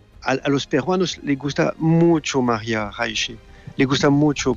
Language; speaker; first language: Spanish; non-native, learner; French